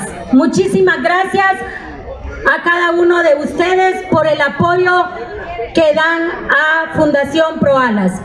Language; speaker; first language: Spanish; native; Spanish